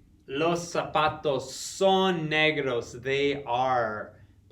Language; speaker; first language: Spanish; non-native, fluent; English